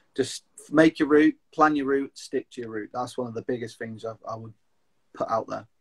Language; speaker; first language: English; native; English